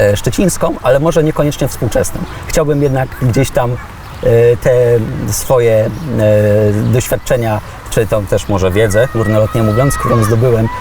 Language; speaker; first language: Polish; native; Polish